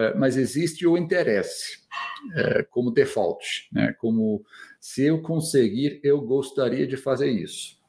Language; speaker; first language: Portuguese; non-native, fluent; English